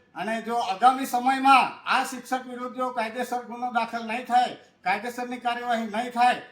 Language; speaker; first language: Gujarati; non-native, local second language; Bhili